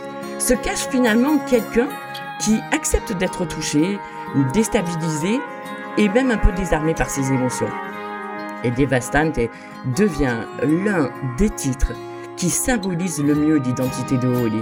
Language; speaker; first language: French; native; French